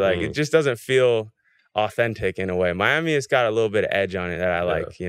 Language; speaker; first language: English; native; English